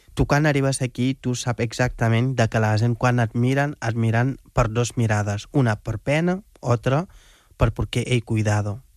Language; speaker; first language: Catalan; non-native, fluent; Wolof